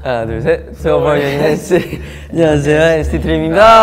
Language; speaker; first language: Korean; early bilingual, heritage; Korean